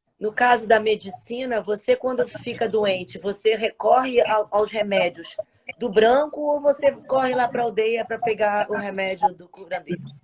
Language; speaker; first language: Portuguese; native; Portuguese